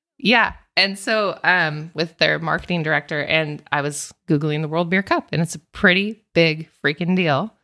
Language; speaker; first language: English; native; English